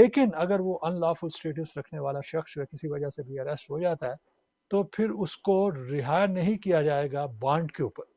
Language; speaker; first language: Urdu; native; Urdu